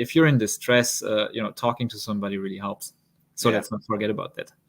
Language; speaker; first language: English; non-native, fluent; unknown